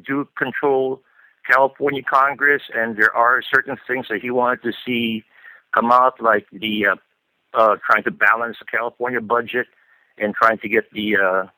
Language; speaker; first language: English; non-native, local second language; Filipino